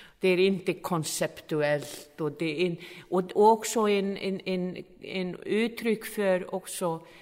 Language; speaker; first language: Swedish; non-native, fluent; Icelandic